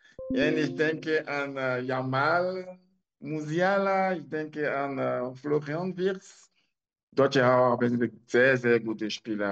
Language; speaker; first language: German; non-native, learner; French